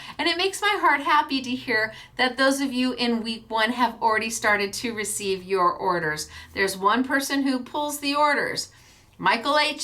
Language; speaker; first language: English; native; English